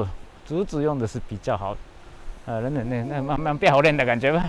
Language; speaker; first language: Chinese; non-native, fluent; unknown